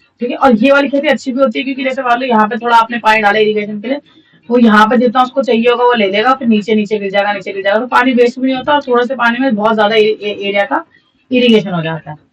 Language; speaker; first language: Hindi; native; Hindi